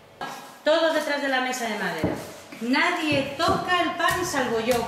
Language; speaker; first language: Spanish; native; Spanish